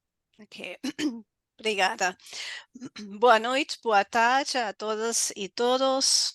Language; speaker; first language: Portuguese; non-native, fluent; German